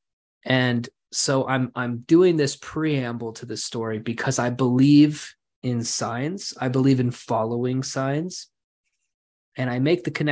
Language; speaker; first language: English; native; English